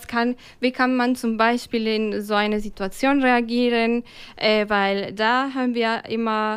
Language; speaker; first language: German; non-native, fluent; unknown